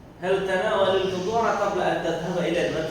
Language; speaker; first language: Arabic; non-native, learner; Indonesian